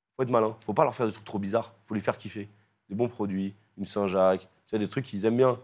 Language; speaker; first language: French; native; French